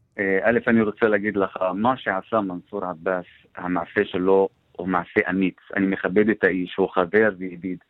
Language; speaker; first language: Hebrew; non-native, local second language; Arabic